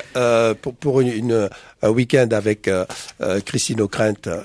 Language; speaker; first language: French; native; French